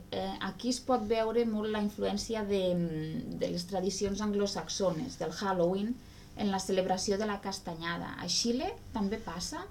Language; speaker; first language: Catalan; native; Catalan